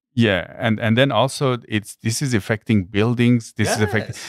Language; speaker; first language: English; non-native, fluent; Persian